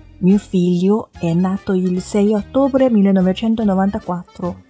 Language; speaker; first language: Italian; non-native, fluent; Chinese